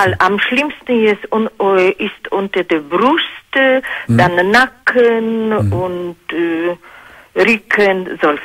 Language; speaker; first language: German; non-native, fluent; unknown